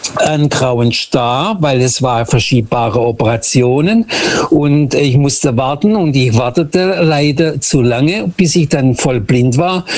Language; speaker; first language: German; early bilingual, other home language; Portuguese